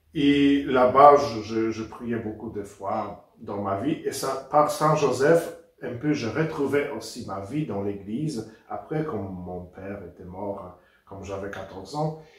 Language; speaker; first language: French; non-native, fluent; Polish